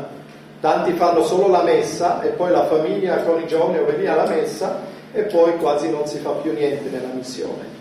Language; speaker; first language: Italian; non-native, fluent; German